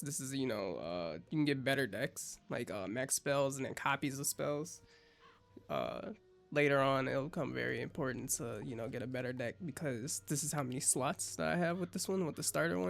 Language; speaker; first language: English; native; English